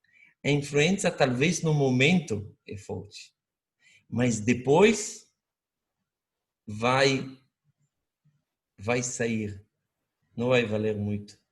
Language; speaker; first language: Portuguese; non-native, fluent; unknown